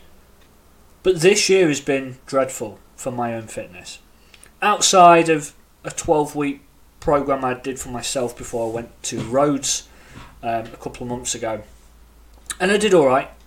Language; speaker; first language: English; native; English